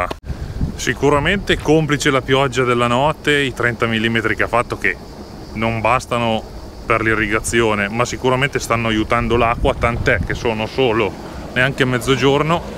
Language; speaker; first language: Italian; native; Italian